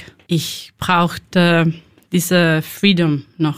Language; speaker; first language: German; non-native, learner; Spanish